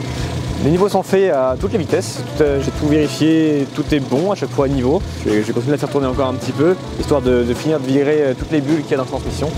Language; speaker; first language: French; native; French